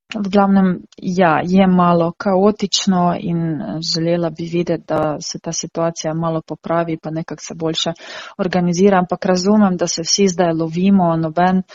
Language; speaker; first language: Slovenian; non-native, fluent; Ukrainian